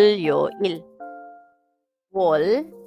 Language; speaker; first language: Korean; non-native, fluent; Filipino